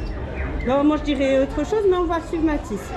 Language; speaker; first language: French; native; French